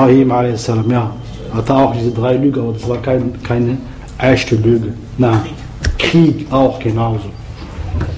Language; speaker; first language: German; non-native, fluent; Arabic